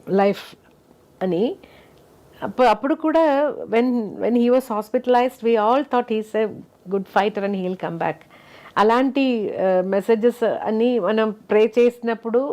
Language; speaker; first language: Telugu; non-native, fluent; Malayalam